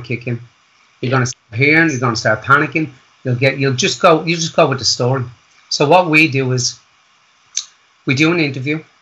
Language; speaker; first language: English; native; English